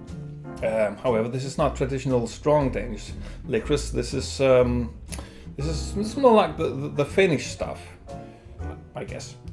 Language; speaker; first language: English; non-native, fluent; Danish